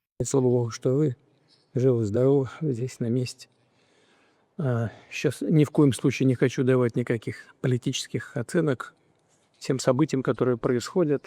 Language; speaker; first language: Russian; native; Russian